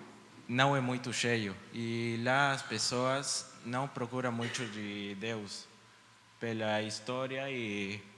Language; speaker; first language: Portuguese; early bilingual, heritage; Portuguese